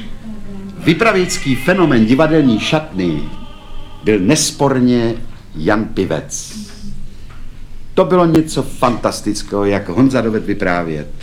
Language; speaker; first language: Czech; native; Czech